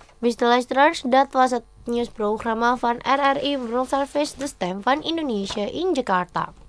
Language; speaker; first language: Dutch; non-native, fluent; Indonesian